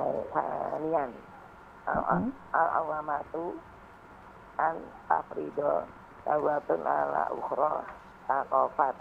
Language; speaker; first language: Arabic; non-native, learner; Indonesian